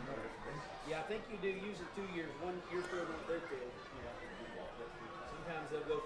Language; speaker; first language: English; native; English